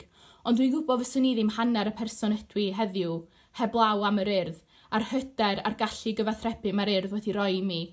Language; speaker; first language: Welsh; native; Welsh